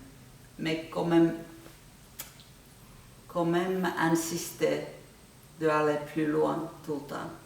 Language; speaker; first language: French; non-native, fluent; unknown